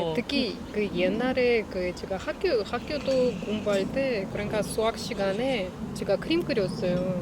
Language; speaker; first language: Korean; non-native, learner; Russian